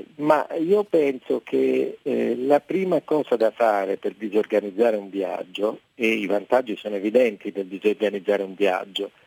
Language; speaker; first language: Italian; native; Italian